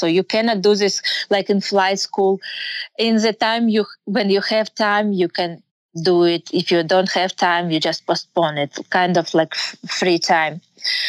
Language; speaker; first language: English; non-native, learner; Russian